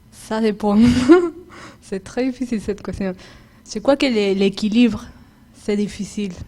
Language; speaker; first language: French; non-native, fluent; Spanish